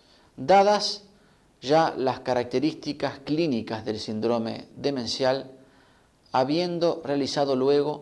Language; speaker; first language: Spanish; native; Spanish